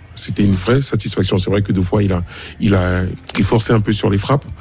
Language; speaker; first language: French; native; French